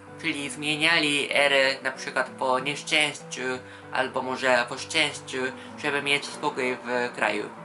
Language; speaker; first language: Polish; non-native, fluent; Japanese